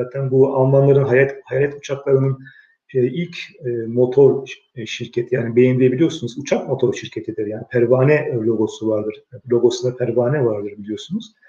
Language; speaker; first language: Turkish; early bilingual, heritage; Turkish